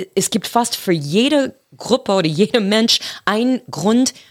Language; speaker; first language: German; non-native, fluent; English